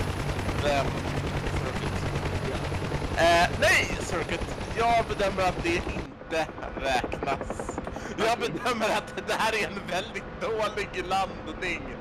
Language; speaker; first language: Swedish; native; Swedish